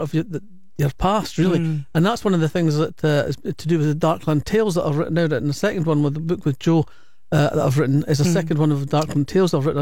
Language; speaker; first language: English; native; English